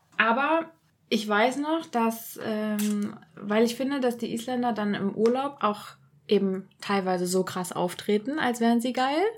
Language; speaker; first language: German; native; German